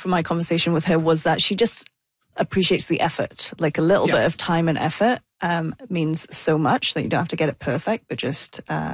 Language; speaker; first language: English; native; English